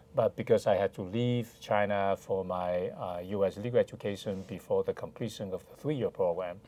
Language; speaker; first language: English; non-native, fluent; Chinese